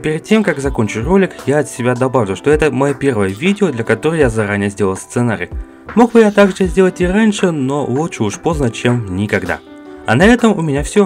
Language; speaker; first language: Russian; native; Russian